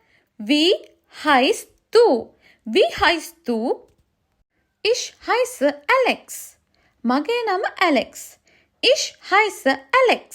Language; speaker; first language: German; non-native, learner; Sinhala